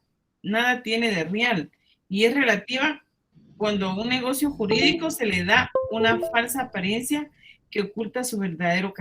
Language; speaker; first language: Spanish; native; Spanish